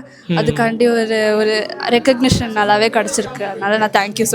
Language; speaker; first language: Tamil; early bilingual, heritage; Tamil